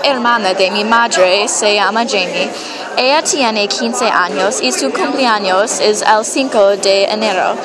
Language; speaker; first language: Spanish; non-native, learner; English